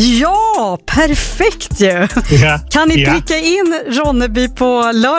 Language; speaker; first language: Swedish; native; Swedish